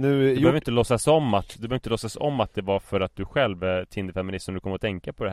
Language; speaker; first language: Swedish; native; Swedish